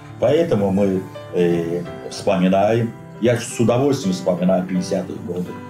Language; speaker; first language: Russian; non-native, local second language; Azerbaijani